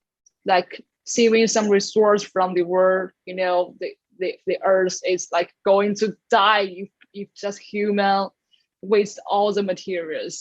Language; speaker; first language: English; non-native, learner; Chinese